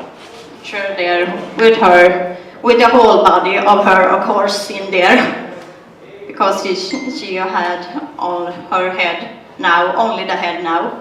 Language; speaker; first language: English; non-native, learner; Swedish